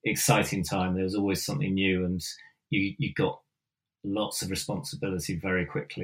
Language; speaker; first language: English; native; English